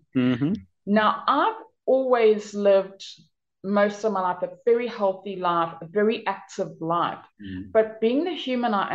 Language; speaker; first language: English; native; English